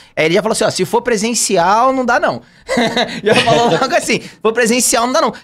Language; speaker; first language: Portuguese; native; Portuguese